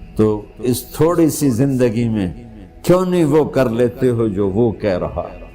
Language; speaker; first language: Urdu; non-native, local second language; Punjabi